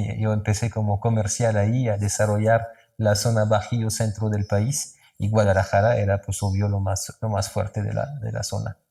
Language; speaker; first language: Spanish; non-native, fluent; French